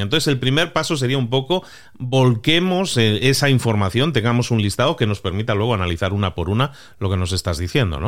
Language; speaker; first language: Spanish; native; Spanish